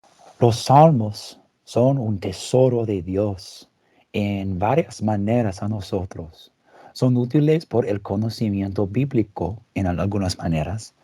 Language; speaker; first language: Spanish; non-native, fluent; English